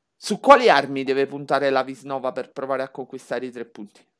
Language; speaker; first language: Italian; native; Italian